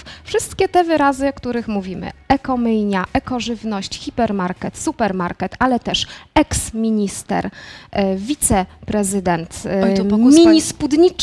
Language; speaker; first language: Polish; native; Polish